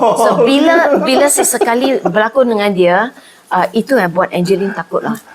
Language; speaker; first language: Malay; non-native, local second language; Chinese